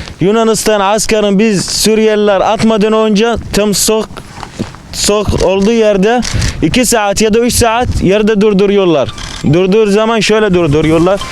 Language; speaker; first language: Turkish; non-native, learner; Arabic